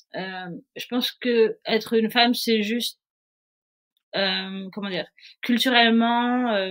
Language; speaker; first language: French; native; French